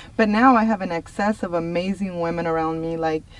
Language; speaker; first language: English; early bilingual, other home language; Spanish